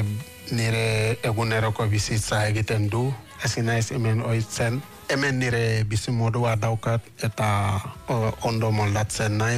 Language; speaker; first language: Basque; non-native, fluent; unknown